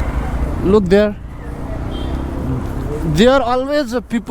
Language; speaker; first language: English; non-native, learner; Nepali